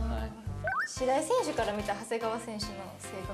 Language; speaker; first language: Japanese; native; Japanese